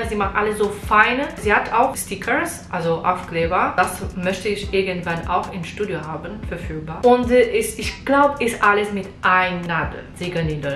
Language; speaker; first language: German; non-native, learner; Portuguese